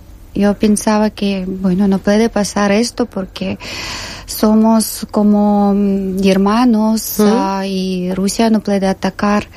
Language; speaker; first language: Spanish; non-native, learner; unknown